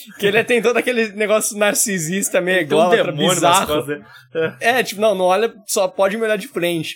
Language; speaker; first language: Portuguese; native; Portuguese